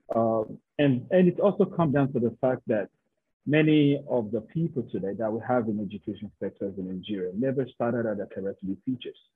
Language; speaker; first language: English; non-native, local second language; Yoruba